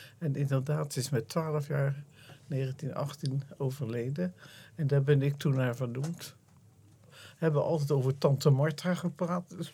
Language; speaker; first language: Dutch; native; Dutch